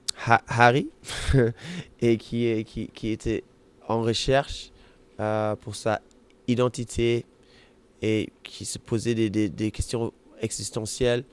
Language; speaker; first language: French; non-native, fluent; German